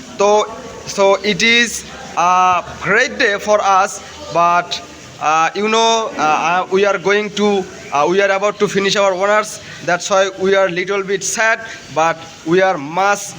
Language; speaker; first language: English; non-native, local second language; Bangla